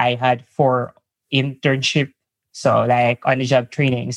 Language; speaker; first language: English; non-native, local second language; Filipino